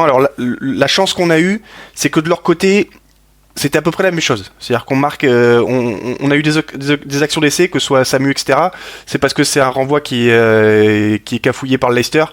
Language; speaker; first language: French; native; French